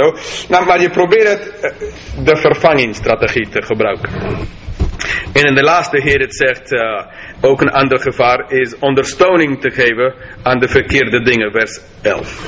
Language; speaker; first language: Dutch; non-native, fluent; English